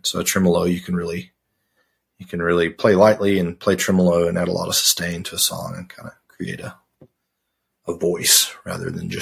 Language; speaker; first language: English; native; English